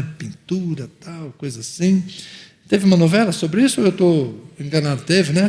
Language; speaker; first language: Portuguese; native; Portuguese